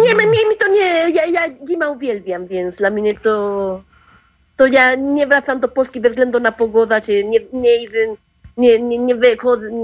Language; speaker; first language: Polish; non-native, learner; Spanish